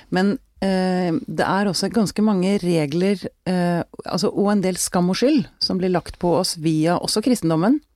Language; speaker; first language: Norwegian; native; Norwegian